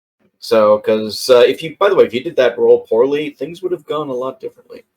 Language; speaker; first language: English; native; English